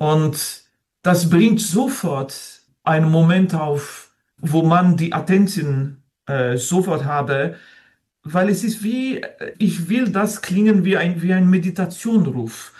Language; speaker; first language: German; non-native, learner; French